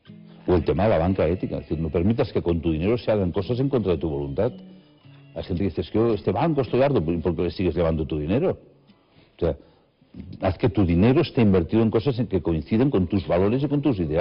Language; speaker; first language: Spanish; native; Spanish